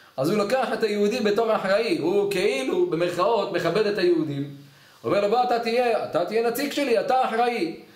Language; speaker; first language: Hebrew; native; Hebrew